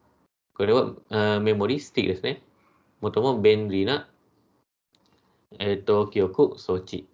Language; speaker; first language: Japanese; non-native, fluent; Malay